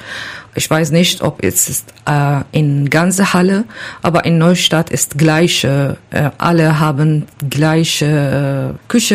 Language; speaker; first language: German; non-native, learner; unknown